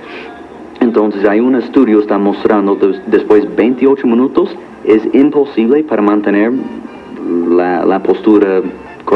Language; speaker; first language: Spanish; non-native, fluent; English